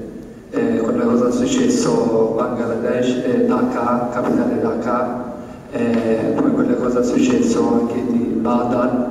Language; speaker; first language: Italian; non-native, learner; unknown